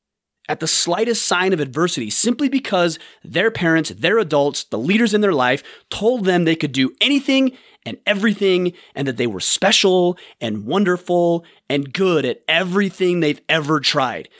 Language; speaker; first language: English; native; English